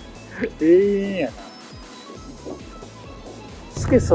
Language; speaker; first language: Japanese; native; Japanese